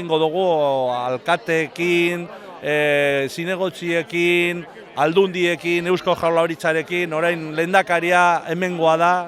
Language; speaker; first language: Basque; non-native, local second language; Spanish